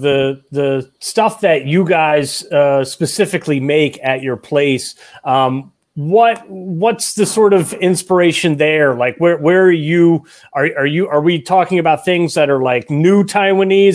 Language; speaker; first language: English; native; English